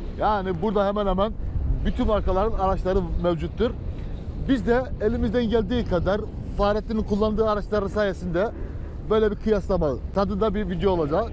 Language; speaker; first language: Turkish; native; Turkish